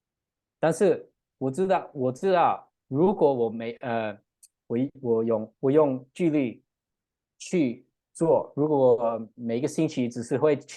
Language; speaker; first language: Chinese; non-native, learner; English